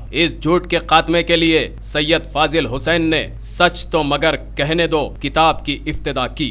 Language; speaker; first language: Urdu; native; Urdu